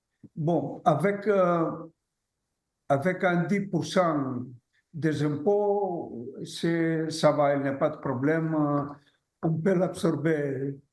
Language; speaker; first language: French; non-native, fluent; Greek